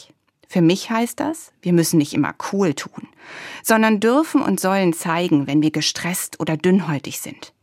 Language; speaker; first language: German; native; German